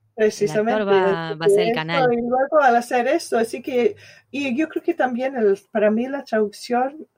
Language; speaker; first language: Spanish; non-native, fluent; English